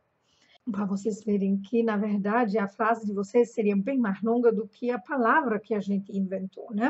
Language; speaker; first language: Portuguese; non-native, fluent; German